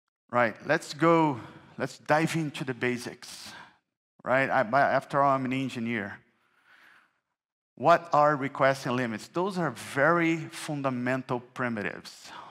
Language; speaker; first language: English; non-native, fluent; Portuguese